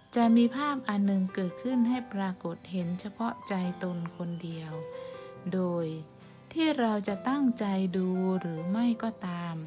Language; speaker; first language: Thai; native; Thai